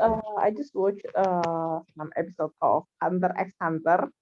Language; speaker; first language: English; non-native, learner; Indonesian